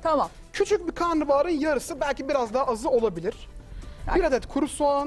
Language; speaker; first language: Turkish; native; Turkish